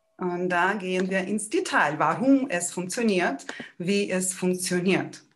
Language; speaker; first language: German; non-native, fluent; Ukrainian